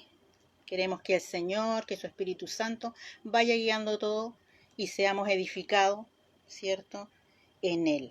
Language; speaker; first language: Spanish; native; Spanish